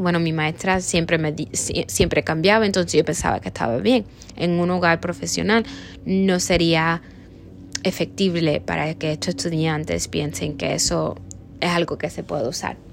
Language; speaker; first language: Spanish; early bilingual, heritage; Spanish